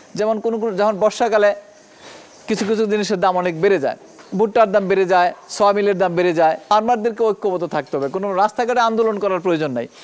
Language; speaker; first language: Bangla; native; Bangla